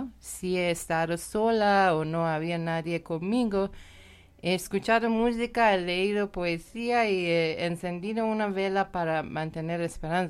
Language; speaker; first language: Spanish; non-native, learner; Persian